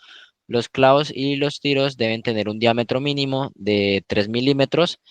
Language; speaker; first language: Spanish; native; Spanish